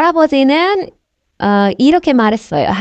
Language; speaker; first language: Korean; non-native, fluent; Indonesian